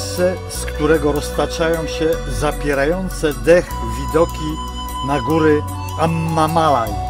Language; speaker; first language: Polish; native; Polish